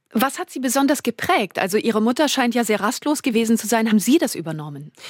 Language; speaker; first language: German; native; German